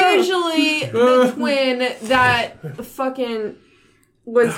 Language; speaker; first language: English; native; English